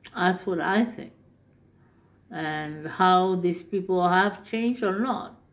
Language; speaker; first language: English; non-native, fluent; Spanish